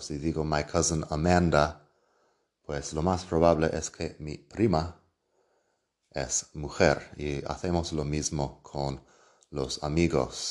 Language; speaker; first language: Spanish; non-native, fluent; English